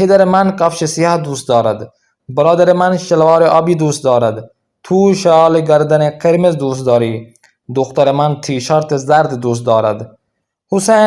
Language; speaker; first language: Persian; non-native, fluent; Urdu